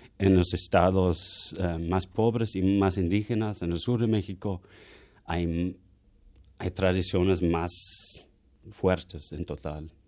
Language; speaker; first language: Spanish; non-native, fluent; German